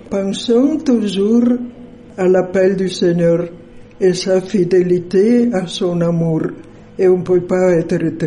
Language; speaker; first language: French; non-native, fluent; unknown